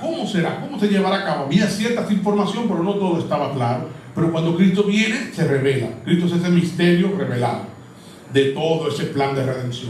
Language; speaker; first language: Spanish; native; Spanish